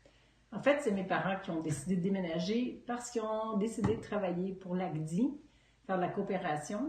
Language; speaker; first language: French; native; French